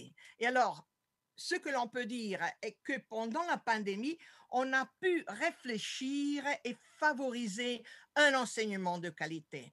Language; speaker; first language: French; non-native, fluent; Italian